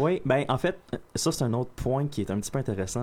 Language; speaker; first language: French; native; French